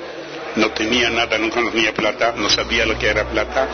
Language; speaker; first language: Spanish; non-native, fluent; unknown